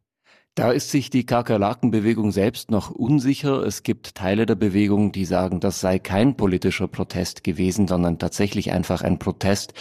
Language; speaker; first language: German; native; German